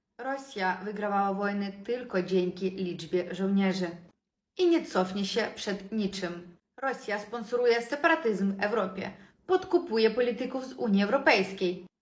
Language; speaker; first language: Polish; non-native, fluent; Ukrainian